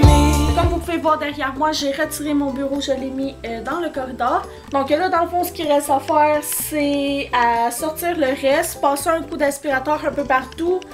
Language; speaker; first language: French; native; French